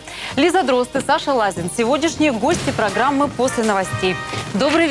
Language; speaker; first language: Russian; native; Russian